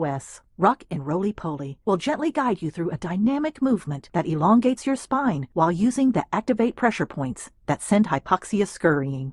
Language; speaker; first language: English; native; English